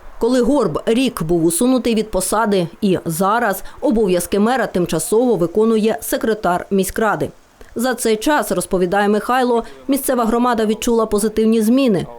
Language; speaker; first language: Ukrainian; native; Ukrainian